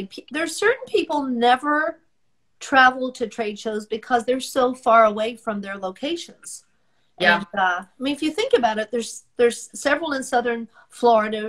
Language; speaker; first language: English; native; English